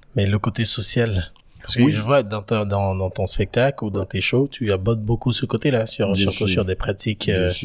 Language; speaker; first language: French; native; French